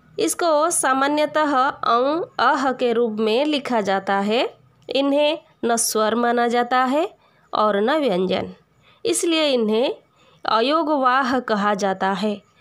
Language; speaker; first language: Hindi; non-native, local second language; Odia